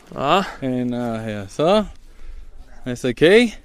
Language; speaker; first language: German; non-native, learner; Spanish